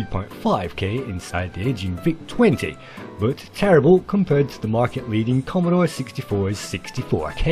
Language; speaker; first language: English; native; English